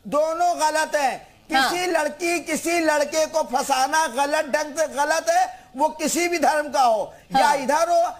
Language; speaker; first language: Hindi; native; Hindi